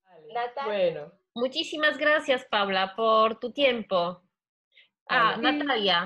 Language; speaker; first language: Spanish; non-native, fluent; Polish